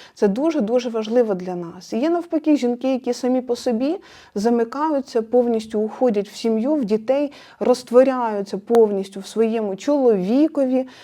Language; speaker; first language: Ukrainian; non-native, local second language; Russian